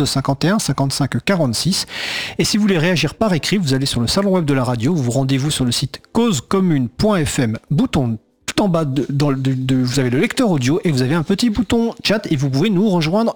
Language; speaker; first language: French; native; French